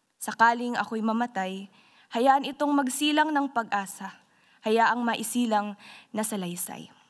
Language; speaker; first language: Filipino; native; Filipino